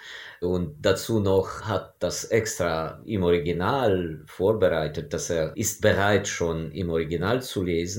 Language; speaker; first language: German; non-native, fluent; Ukrainian